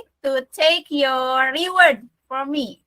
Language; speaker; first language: English; non-native, learner; Indonesian